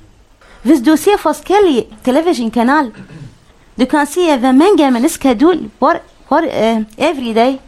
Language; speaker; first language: Danish; non-native, learner; Arabic